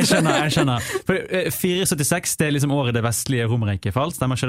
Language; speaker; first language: Norwegian; native; Norwegian